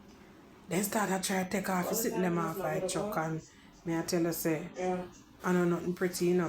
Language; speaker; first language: English; native; English